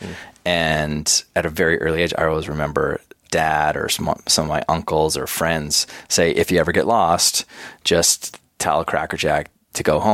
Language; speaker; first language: English; native; English